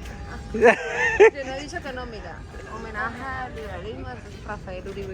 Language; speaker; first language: Spanish; native; Spanish